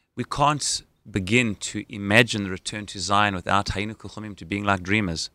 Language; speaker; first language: English; native; English